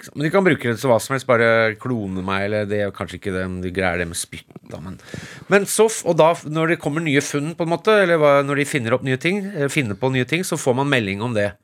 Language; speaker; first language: Norwegian; early bilingual, other home language; English